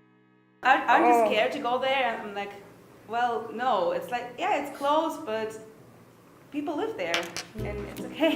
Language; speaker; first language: English; non-native, fluent; German